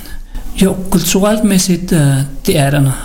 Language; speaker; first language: Danish; non-native, fluent; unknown